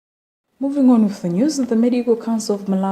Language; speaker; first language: English; non-native, local second language; Nyanja